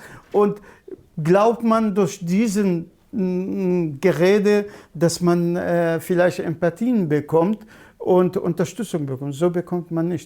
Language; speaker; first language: German; non-native, fluent; Kurdish